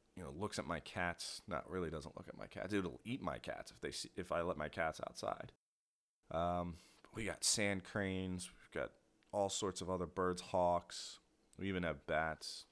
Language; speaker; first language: English; native; English